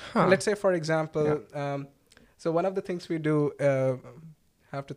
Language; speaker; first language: English; non-native, local second language; Malayalam